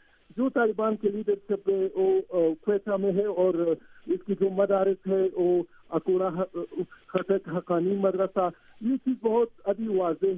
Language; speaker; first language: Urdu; non-native, learner; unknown